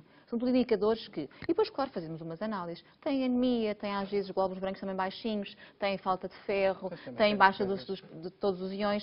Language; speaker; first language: Portuguese; native; Portuguese